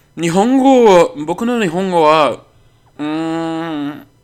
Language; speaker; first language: Japanese; non-native, fluent; Portuguese